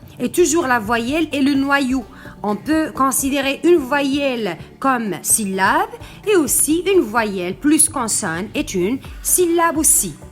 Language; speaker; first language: French; non-native, local second language; Arabic